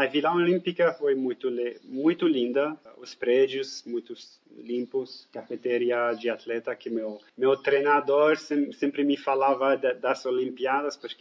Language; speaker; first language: Portuguese; non-native, fluent; French